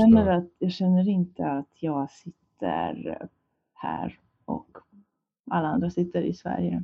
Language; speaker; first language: Swedish; non-native, fluent; Hungarian